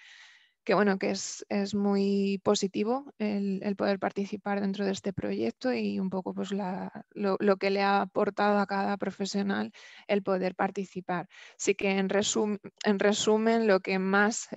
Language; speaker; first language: Spanish; native; Spanish